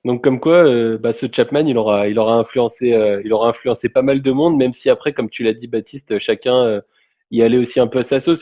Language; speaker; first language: French; native; French